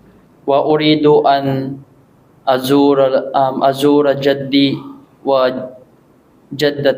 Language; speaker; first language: Arabic; non-native, learner; Filipino